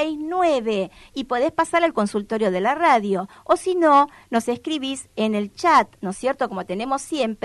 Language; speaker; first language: Spanish; native; Spanish